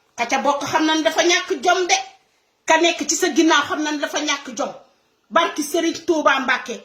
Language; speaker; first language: Wolof; non-native, local second language; Serer